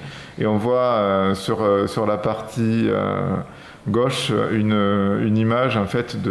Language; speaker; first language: French; native; French